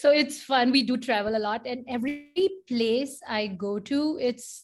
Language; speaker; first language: English; non-native, local second language; Hindi